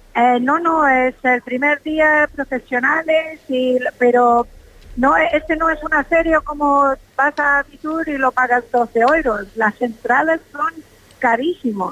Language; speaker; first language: Spanish; non-native, fluent; English